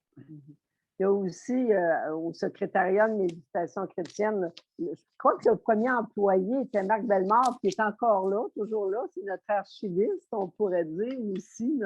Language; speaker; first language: French; native; French